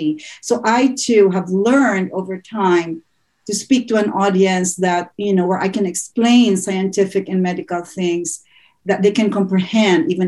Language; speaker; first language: English; non-native, local second language; Filipino